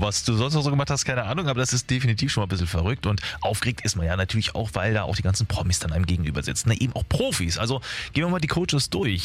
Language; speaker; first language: German; native; German